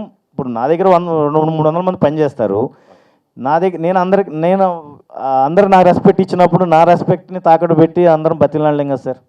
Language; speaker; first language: Telugu; native; Telugu